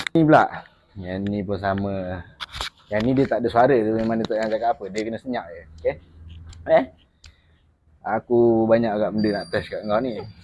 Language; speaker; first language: Malay; native; Malay